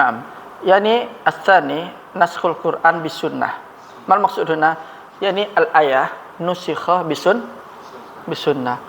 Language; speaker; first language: Arabic; non-native, fluent; Indonesian